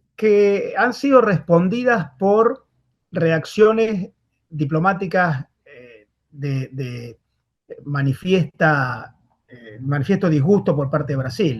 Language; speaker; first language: Spanish; native; Spanish